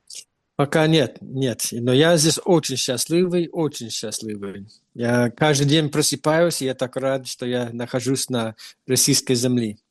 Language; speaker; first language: Russian; non-native, fluent; English